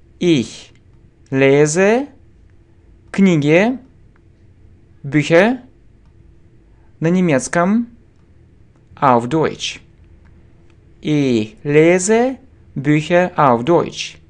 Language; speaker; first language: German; non-native, fluent; Russian